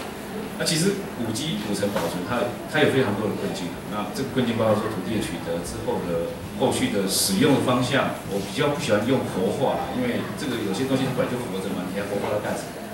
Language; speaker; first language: Chinese; native; Chinese